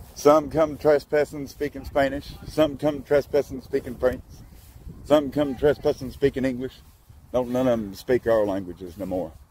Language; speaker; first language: English; native; English